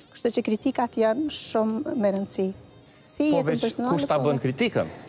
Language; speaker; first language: Albanian; early bilingual, heritage; Albanian